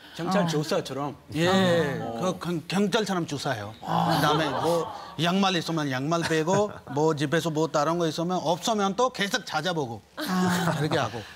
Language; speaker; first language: Korean; non-native, learner; Urdu